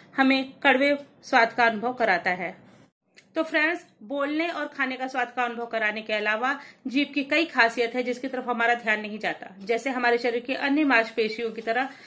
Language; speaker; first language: Hindi; native; Hindi